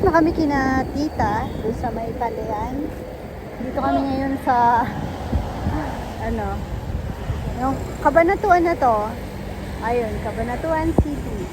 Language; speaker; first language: Filipino; native; Filipino